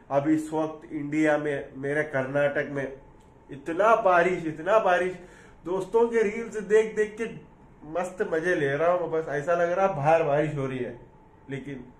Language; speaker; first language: Hindi; non-native, local second language; Urdu